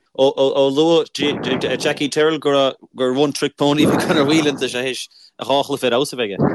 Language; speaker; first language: Irish; native; Irish